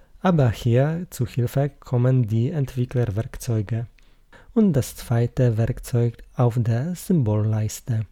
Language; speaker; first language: German; non-native, learner; Polish